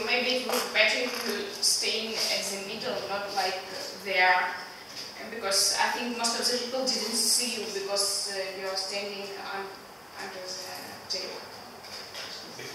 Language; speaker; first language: English; non-native, learner; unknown